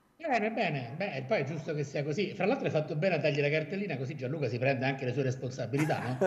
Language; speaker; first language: Italian; native; Italian